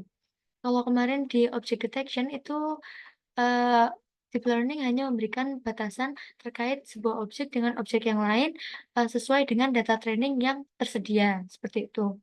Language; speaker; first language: Indonesian; native; Indonesian